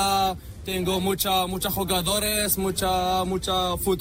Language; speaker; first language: Spanish; non-native, learner; Arabic